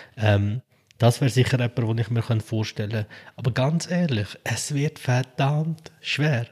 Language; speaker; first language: German; early bilingual, other home language; Albanian